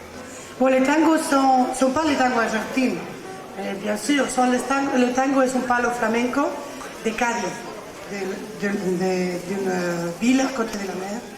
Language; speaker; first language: French; non-native, learner; Spanish